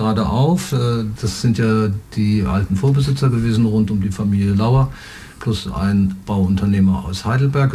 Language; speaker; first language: German; native; German